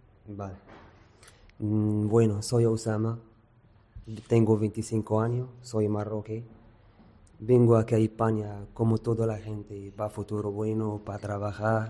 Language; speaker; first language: Spanish; non-native, learner; Arabic